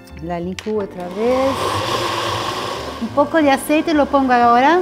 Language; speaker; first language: Spanish; non-native, fluent; Portuguese